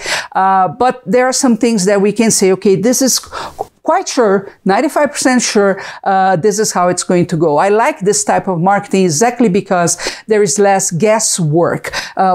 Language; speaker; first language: English; non-native, fluent; Portuguese